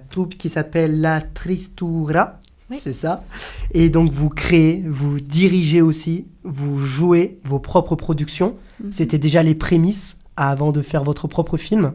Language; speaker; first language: French; native; French